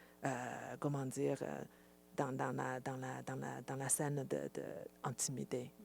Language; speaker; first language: French; non-native, fluent; Chinese